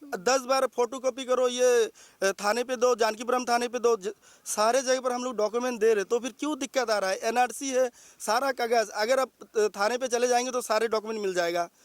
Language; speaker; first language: Hindi; non-native, local second language; Bangla